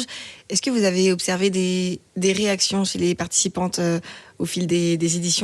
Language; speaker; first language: French; native; French